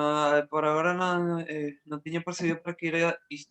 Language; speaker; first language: Portuguese; non-native, fluent; Spanish